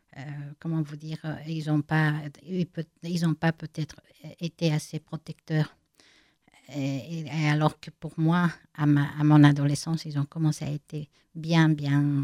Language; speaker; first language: French; non-native, fluent; Spanish